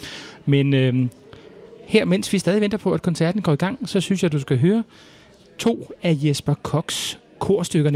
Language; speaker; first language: Danish; native; Danish